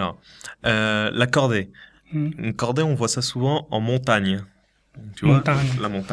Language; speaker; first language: French; native; French